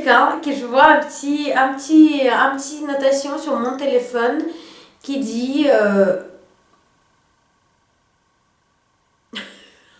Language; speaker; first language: French; non-native, fluent; Russian